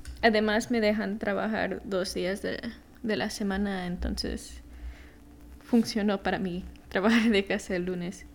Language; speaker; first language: Spanish; early bilingual, heritage; Spanish